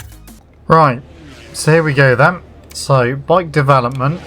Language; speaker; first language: English; native; English